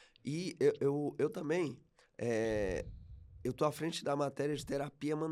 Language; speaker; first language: Portuguese; native; Portuguese